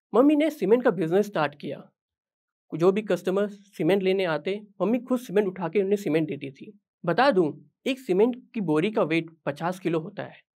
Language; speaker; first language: Hindi; native; Hindi